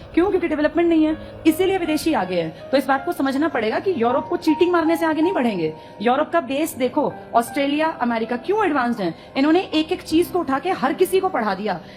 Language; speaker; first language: Hindi; native; Hindi